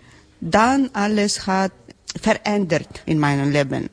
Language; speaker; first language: German; non-native, learner; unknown